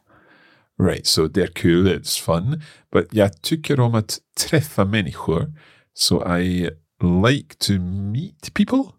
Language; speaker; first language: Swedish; non-native, learner; English